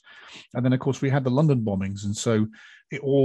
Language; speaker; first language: English; native; English